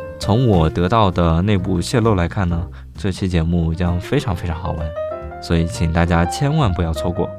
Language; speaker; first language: Chinese; native; Chinese